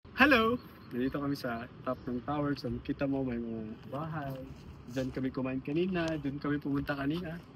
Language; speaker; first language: Filipino; non-native, local second language; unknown